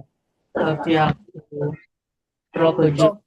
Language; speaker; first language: Japanese; non-native, learner; Filipino